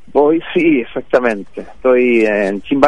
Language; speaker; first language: Spanish; native; Spanish